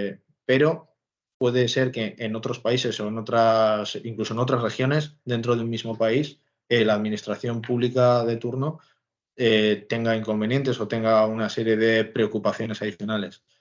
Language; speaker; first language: Spanish; native; Spanish